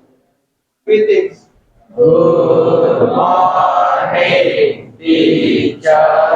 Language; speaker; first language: English; non-native, learner; Indonesian